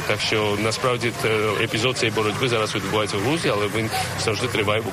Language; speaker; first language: Ukrainian; non-native, fluent; Georgian